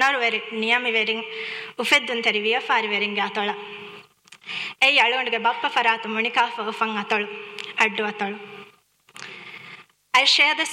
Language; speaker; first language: English; non-native, fluent; Divehi